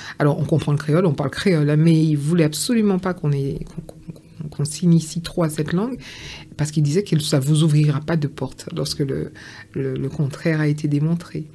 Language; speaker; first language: French; native; French